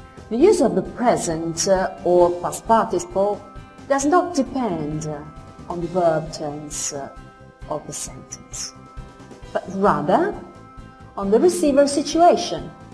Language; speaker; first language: English; non-native, fluent; Italian